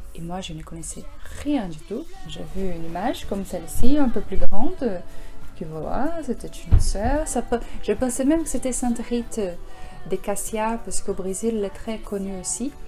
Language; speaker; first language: French; non-native, fluent; Portuguese